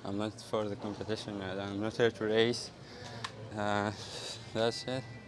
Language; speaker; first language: English; non-native, learner; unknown